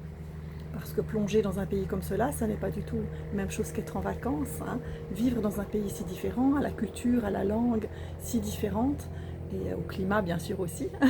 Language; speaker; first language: French; native; French